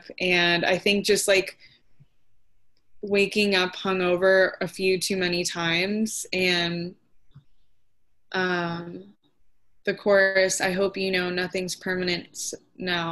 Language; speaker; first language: English; native; English